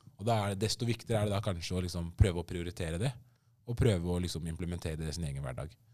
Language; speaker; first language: Norwegian; early bilingual, other home language; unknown